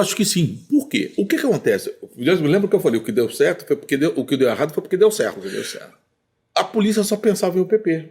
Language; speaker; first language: Portuguese; native; Portuguese